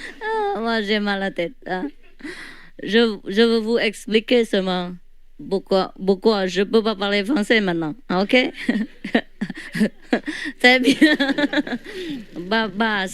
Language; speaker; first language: French; non-native, learner; Vietnamese